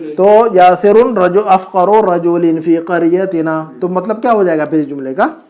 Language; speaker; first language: Urdu; native; Urdu